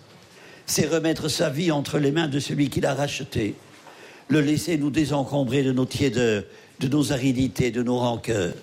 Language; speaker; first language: French; native; French